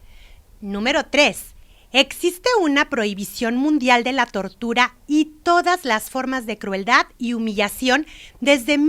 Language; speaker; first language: Spanish; native; Spanish